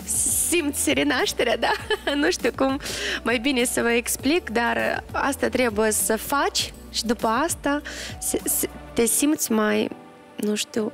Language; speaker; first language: Romanian; non-native, local second language; Russian